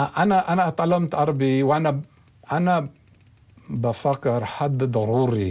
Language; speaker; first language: Arabic; non-native, learner; English